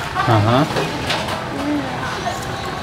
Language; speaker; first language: Indonesian; non-native, learner; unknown